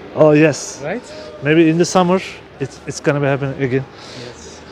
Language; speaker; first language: English; non-native, fluent; Turkish